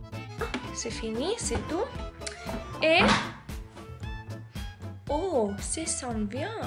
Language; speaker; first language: French; non-native, learner; Spanish